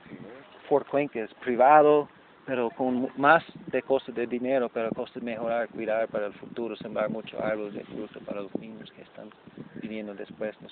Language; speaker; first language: Spanish; non-native, learner; English